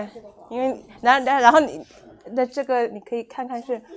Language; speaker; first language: Chinese; non-native, fluent; English